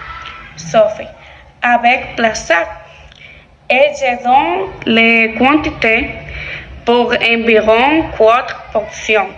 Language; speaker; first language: French; non-native, learner; Spanish